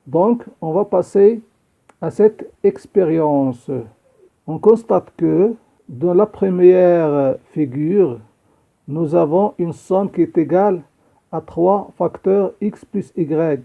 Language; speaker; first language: French; non-native, local second language; Arabic